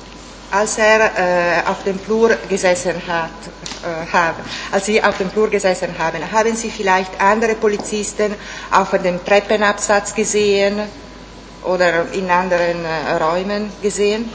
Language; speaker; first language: German; non-native, fluent; Italian